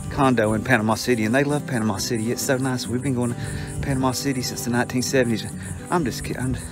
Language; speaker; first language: English; native; English